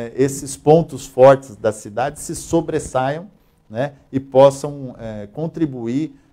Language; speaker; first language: Portuguese; native; Portuguese